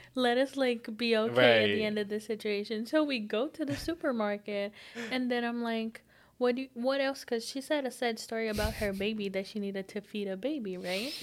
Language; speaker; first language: English; non-native, fluent; Portuguese